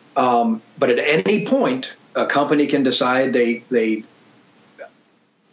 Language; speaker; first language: English; native; English